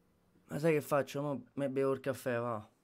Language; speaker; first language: Italian; native; Italian